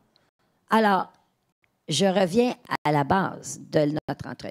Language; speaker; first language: French; native; French